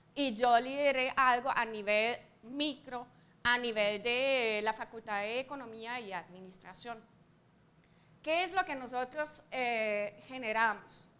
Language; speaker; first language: Spanish; non-native, fluent; German